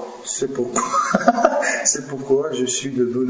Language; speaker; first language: French; non-native, learner; Russian